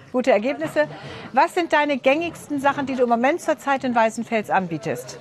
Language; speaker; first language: German; native; German